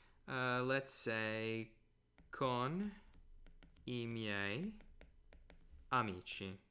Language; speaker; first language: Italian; non-native, fluent; English